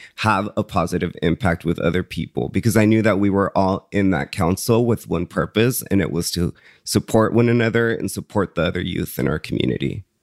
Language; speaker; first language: English; early bilingual, other home language; Spanish